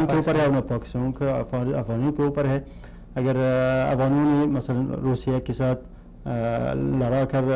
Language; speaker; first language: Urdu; non-native, fluent; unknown